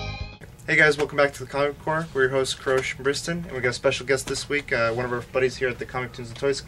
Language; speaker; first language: English; native; English